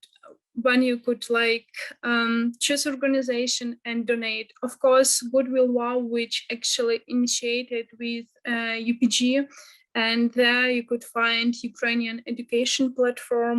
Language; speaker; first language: English; non-native, fluent; Ukrainian